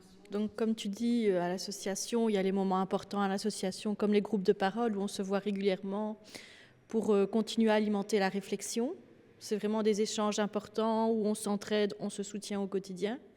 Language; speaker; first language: French; native; French